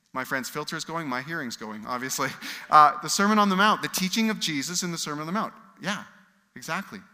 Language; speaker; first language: English; native; English